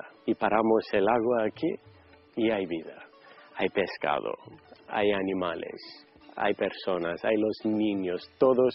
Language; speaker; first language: Spanish; non-native, fluent; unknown